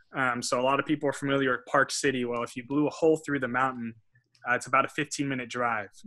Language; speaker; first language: English; native; English